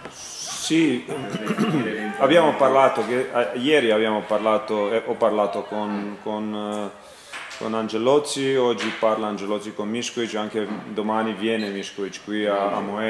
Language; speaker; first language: Italian; non-native, learner; Croatian